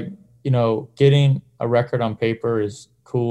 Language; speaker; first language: English; native; English